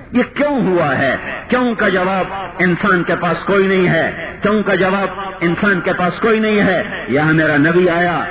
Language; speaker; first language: Urdu; non-native, local second language; Punjabi